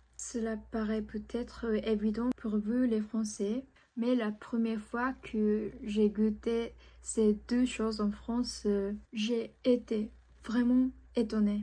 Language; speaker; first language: French; non-native, fluent; Japanese